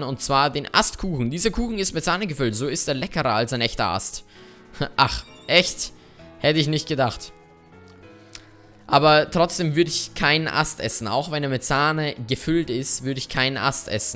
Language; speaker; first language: German; native; German